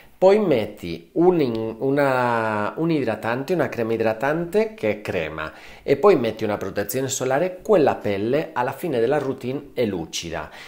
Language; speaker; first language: Italian; non-native, fluent; Spanish